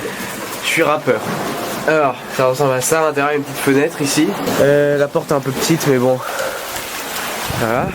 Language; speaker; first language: French; native; French